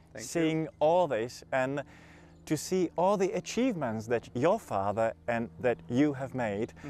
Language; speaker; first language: English; non-native, fluent; Czech